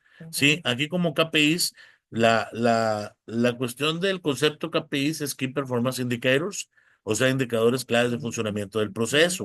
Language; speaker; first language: Spanish; native; Spanish